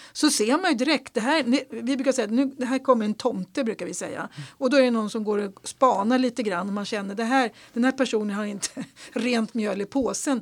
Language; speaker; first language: Swedish; native; Swedish